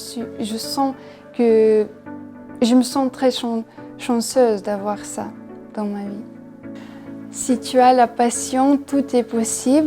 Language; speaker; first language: French; non-native, fluent; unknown